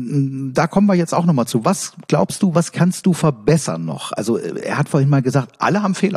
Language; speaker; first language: German; native; German